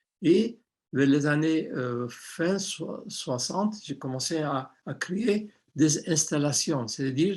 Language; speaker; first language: French; non-native, fluent; Armenian